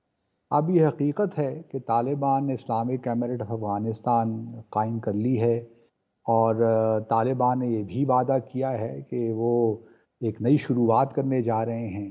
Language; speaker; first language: Urdu; native; Urdu